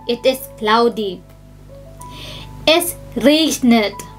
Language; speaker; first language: English; non-native, local second language; Filipino